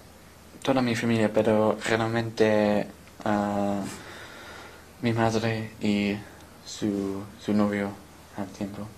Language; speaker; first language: Spanish; non-native, learner; English